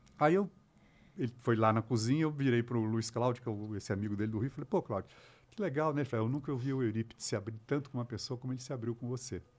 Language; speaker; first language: Portuguese; native; Portuguese